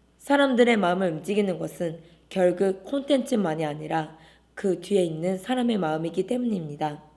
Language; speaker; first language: Korean; non-native, fluent; Japanese